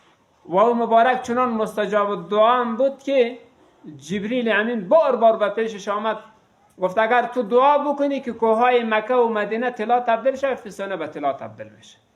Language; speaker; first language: Persian; native; Persian